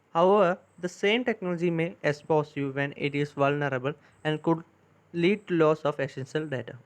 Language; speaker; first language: English; non-native, local second language; Malayalam